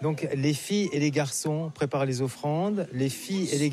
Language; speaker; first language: French; native; French